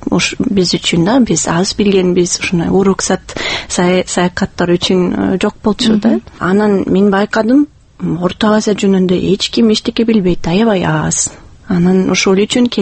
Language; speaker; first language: Kyrgyz; non-native, fluent; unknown